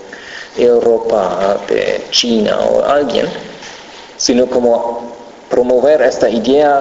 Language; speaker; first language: Spanish; non-native, fluent; German